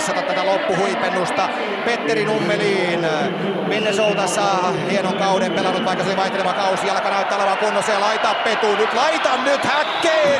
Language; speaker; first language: Finnish; native; Finnish